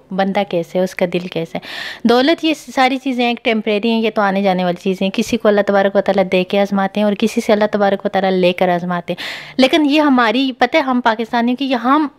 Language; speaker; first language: Urdu; non-native, local second language; Pashto